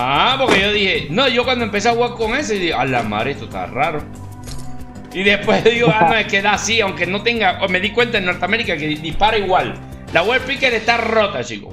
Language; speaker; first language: Spanish; native; Spanish